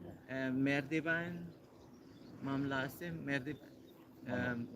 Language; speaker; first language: Turkish; non-native, learner; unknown